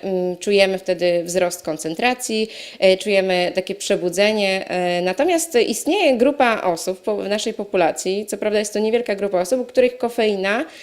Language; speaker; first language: Polish; native; Polish